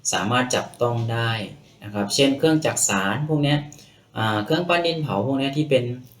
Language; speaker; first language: Thai; native; Thai